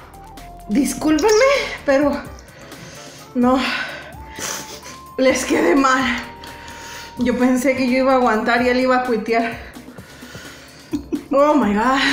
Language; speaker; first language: Spanish; native; Spanish